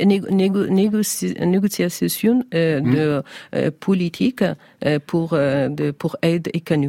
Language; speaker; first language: French; non-native, learner; Persian